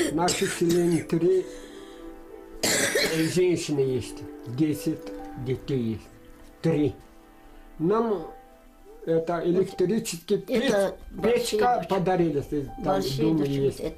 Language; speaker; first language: Russian; non-native, local second language; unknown